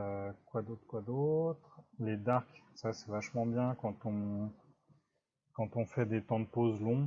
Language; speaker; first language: French; native; French